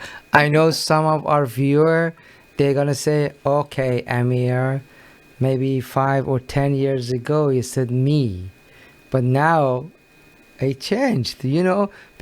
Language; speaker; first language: English; non-native, learner; Persian